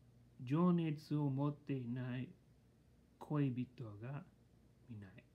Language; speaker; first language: Japanese; non-native, learner; English